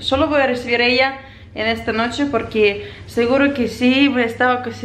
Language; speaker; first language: Spanish; non-native, learner; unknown